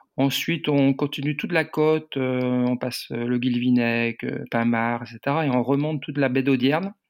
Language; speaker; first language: French; native; French